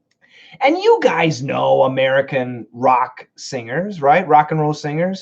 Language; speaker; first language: English; native; English